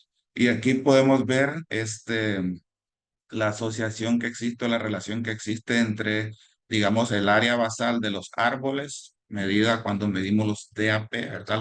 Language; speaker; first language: Spanish; native; Spanish